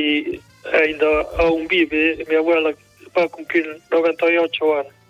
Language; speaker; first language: Spanish; non-native, local second language; Galician